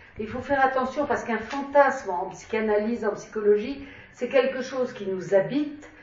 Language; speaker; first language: French; native; French